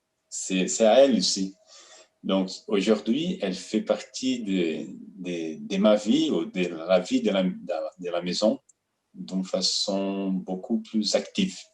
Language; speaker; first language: French; non-native, fluent; Portuguese